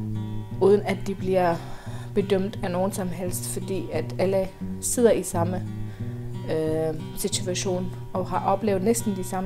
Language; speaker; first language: Danish; non-native, fluent; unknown